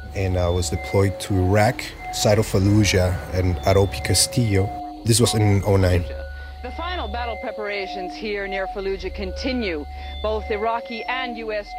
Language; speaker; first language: English; early bilingual, other home language; Spanish